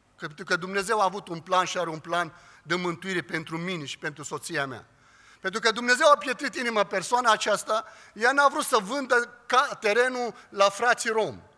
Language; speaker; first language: Romanian; non-native, fluent; Arabic